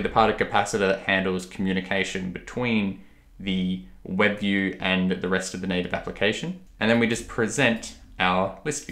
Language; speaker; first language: English; native; English